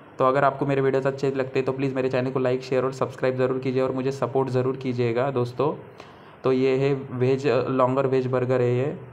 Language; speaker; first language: Hindi; non-native, local second language; Marathi